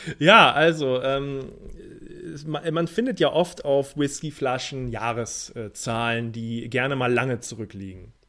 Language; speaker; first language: German; native; German